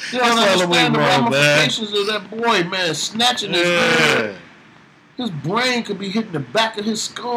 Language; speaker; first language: English; native; English